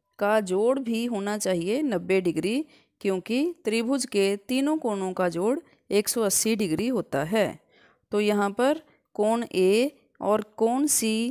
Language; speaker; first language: Hindi; non-native, local second language; Punjabi